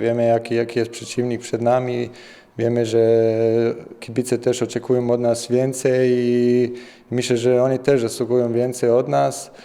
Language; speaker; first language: Polish; non-native, learner; Bosnian